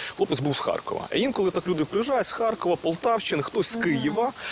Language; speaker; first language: Ukrainian; native; Ukrainian